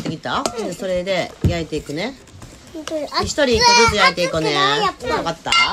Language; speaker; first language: Japanese; native; Japanese